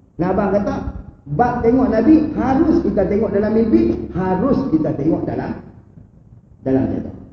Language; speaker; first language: Malay; native; Malay